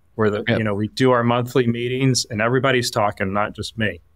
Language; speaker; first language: English; native; English